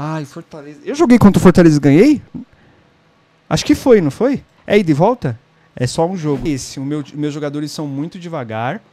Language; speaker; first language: Portuguese; native; Portuguese